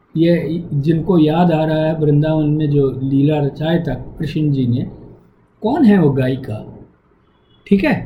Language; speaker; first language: Hindi; non-native, local second language; Tamil